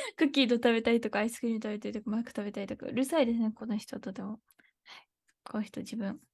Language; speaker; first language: Japanese; early bilingual, heritage; Japanese